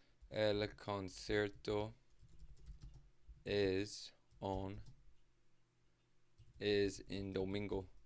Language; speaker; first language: Spanish; non-native, learner; English